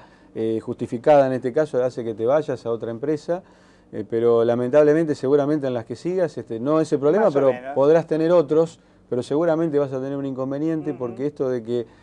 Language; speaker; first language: Spanish; native; Spanish